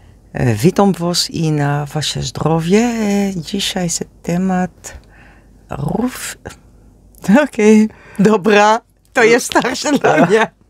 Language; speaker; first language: Polish; non-native, learner; Dutch